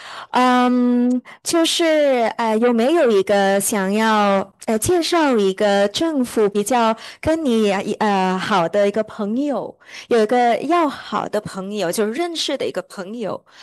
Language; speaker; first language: Chinese; early bilingual, heritage; Chinese